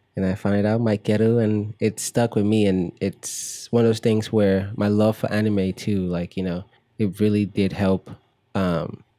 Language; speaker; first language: English; early bilingual, other home language; Igbo